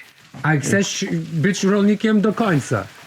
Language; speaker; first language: Polish; non-native, fluent; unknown